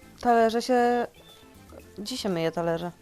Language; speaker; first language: Polish; native; Polish